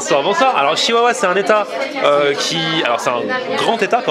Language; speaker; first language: French; native; French